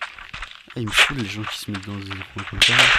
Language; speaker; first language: French; native; French